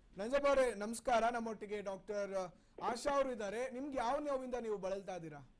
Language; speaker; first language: Kannada; non-native, local second language; Kodava